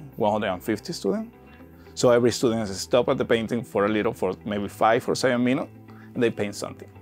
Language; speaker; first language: English; non-native, fluent; Spanish